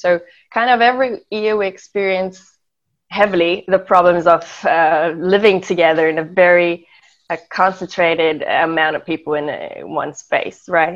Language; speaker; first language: English; non-native, fluent; Portuguese